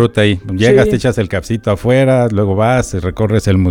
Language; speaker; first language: Spanish; native; Spanish